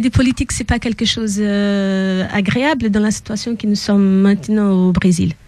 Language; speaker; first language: French; non-native, fluent; Portuguese